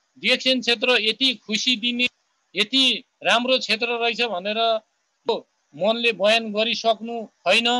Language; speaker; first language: Nepali; native; Nepali